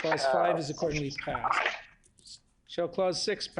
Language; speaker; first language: English; native; English